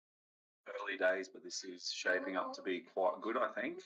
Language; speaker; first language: English; native; English